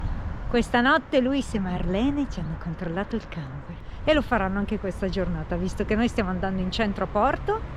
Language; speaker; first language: Italian; native; Italian